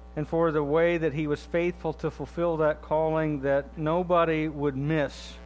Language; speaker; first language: English; native; English